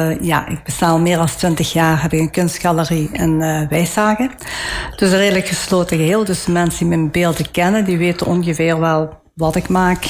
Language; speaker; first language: Dutch; early bilingual, other home language; Italian